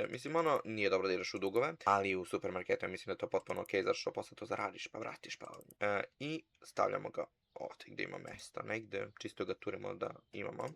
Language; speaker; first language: Bosnian; early bilingual, heritage; Bosnian